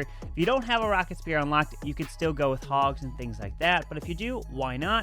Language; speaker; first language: English; native; English